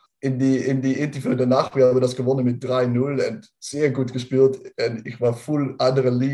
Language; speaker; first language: German; non-native, learner; Dutch